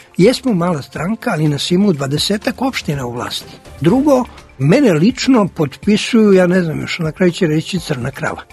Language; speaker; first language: Serbian; native; Serbian